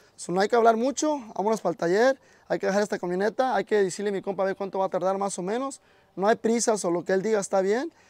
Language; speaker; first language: Spanish; early bilingual, heritage; Spanish